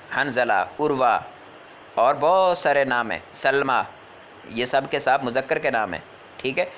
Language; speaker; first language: Urdu; native; Urdu